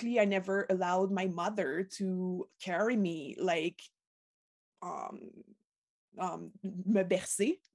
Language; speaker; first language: English; non-native, fluent; French